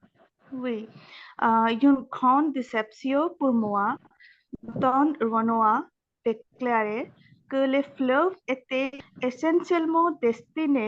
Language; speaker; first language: French; non-native, learner; Bangla